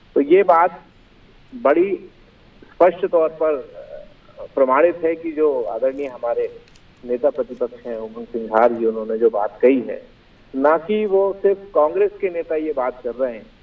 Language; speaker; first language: Hindi; native; Hindi